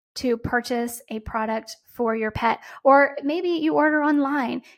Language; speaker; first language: English; native; English